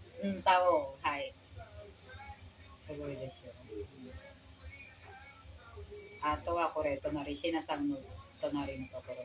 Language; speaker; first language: Japanese; non-native, learner; Filipino